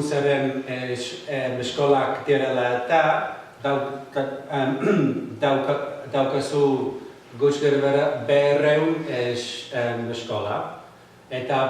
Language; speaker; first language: Basque; non-native, fluent; English